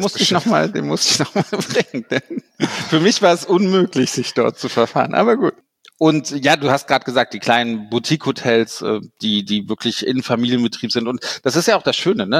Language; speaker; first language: German; native; German